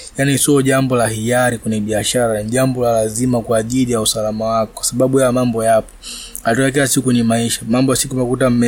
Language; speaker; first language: Swahili; native; Swahili